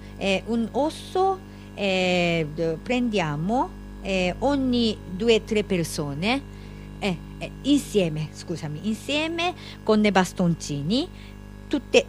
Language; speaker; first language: Italian; non-native, learner; Japanese